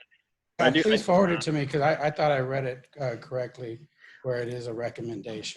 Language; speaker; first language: English; native; English